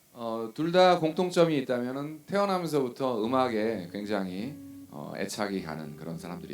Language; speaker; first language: Korean; native; Korean